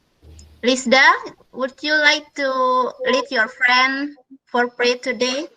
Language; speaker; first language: English; non-native, learner; Indonesian